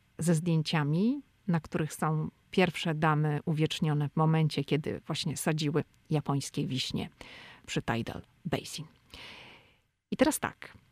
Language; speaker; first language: Polish; native; Polish